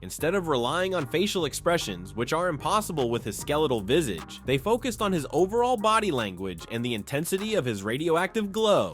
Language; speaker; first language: English; native; English